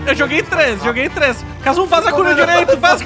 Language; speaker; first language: Portuguese; native; Portuguese